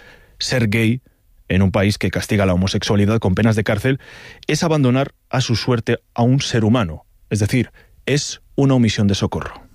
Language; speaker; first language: Spanish; native; Spanish